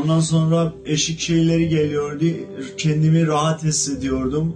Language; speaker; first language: Turkish; non-native, local second language; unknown